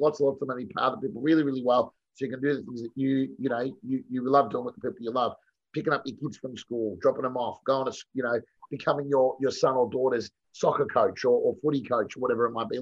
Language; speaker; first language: English; native; English